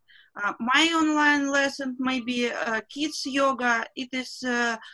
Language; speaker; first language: English; non-native, learner; Russian